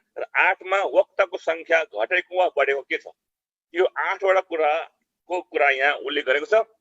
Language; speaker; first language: Nepali; non-native, local second language; Eastern Tamang